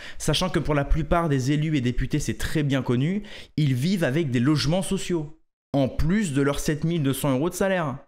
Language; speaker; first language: French; native; French